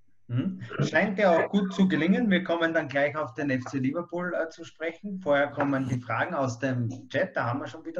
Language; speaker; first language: German; native; German